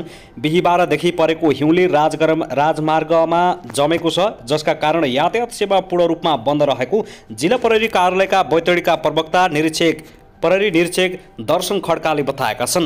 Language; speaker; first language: Nepali; native; Nepali